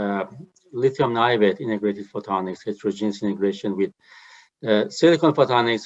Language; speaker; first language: English; non-native, fluent; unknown